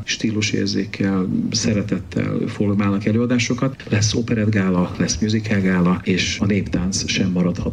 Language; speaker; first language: Hungarian; native; Hungarian